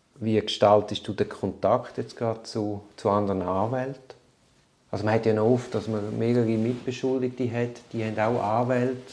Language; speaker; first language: German; native; German